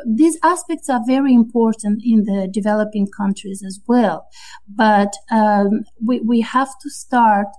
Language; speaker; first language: English; non-native, fluent; Romanian